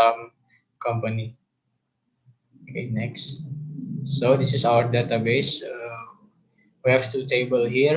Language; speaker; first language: English; non-native, learner; Indonesian